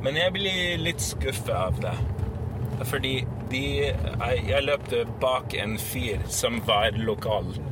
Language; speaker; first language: Norwegian; non-native, learner; English